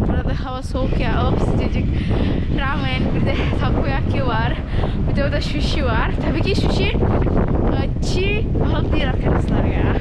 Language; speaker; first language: Turkish; non-native, learner; Indonesian